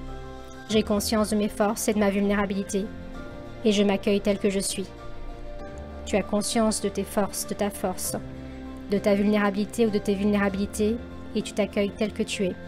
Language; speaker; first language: French; native; French